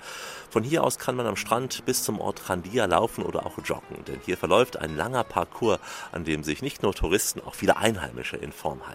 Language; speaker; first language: German; native; German